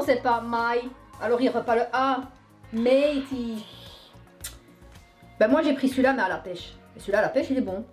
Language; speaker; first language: French; native; French